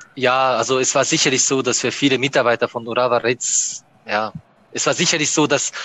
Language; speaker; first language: German; non-native, fluent; Japanese